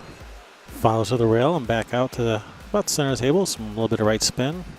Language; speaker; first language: English; native; English